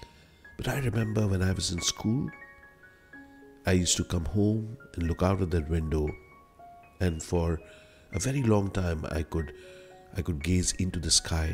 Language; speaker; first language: English; non-native, local second language; Hindi